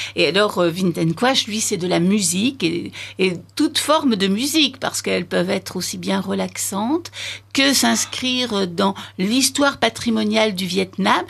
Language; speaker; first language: French; native; French